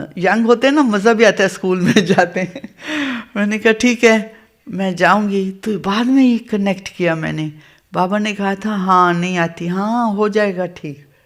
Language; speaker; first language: Hindi; non-native, local second language; Gujarati